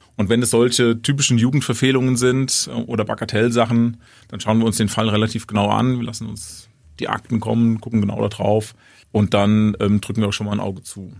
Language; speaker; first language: German; native; German